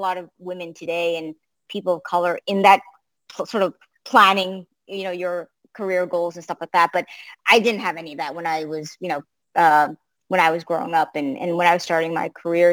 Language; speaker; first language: English; early bilingual, other home language; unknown